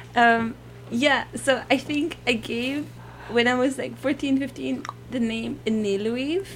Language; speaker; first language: English; non-native, fluent; German